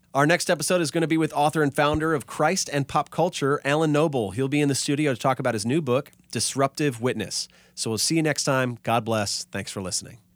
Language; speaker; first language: English; native; English